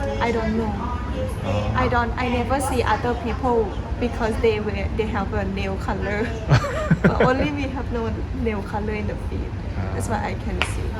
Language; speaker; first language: English; non-native, learner; Thai